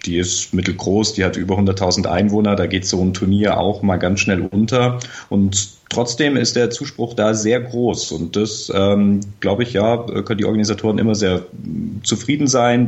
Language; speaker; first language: German; native; German